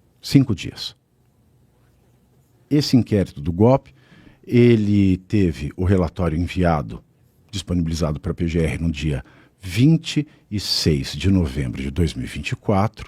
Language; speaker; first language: Portuguese; native; Portuguese